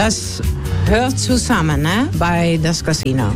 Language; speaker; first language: German; non-native, learner; Dutch